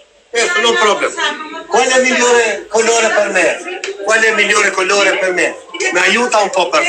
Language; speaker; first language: Italian; non-native, learner; Albanian